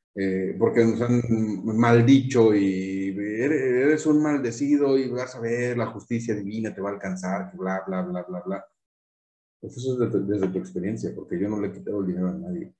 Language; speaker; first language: Spanish; native; Spanish